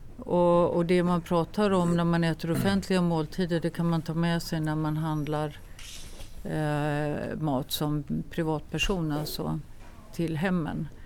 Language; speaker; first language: Swedish; native; Swedish